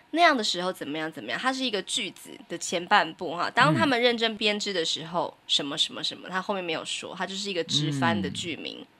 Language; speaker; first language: Chinese; native; Chinese